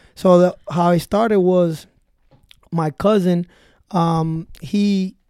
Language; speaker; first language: English; early bilingual, other home language; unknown